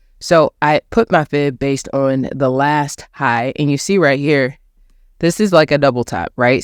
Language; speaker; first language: English; native; English